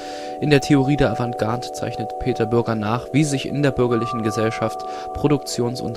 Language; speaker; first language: German; native; German